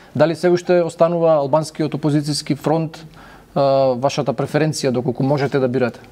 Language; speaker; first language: Macedonian; native; Macedonian